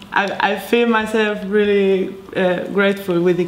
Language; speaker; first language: English; non-native, fluent; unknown